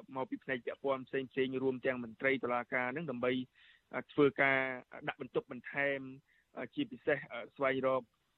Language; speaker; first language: Khmer; native; Khmer